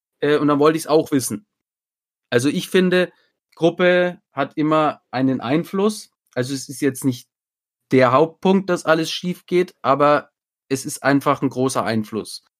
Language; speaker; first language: German; native; German